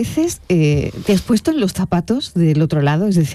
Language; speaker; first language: Spanish; native; Spanish